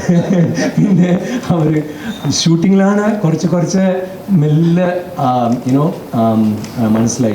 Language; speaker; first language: Malayalam; non-native, learner; Tamil